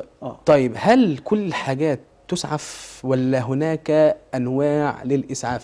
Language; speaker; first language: Arabic; native; Arabic